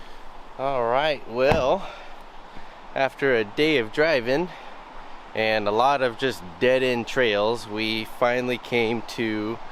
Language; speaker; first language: English; native; English